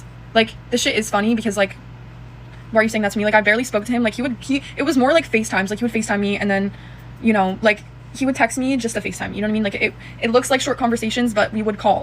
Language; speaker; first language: English; native; English